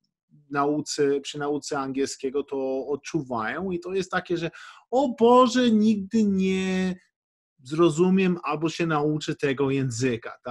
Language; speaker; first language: Polish; early bilingual, heritage; English